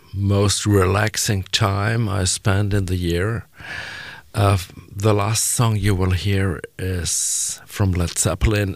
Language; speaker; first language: English; non-native, learner; German